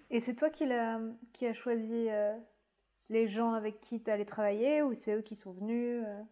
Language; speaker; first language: French; native; French